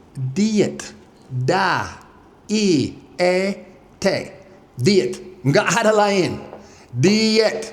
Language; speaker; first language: Indonesian; non-native, fluent; English